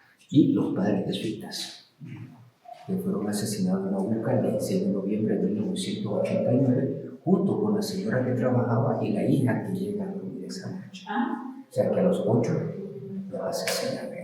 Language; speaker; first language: Spanish; native; Spanish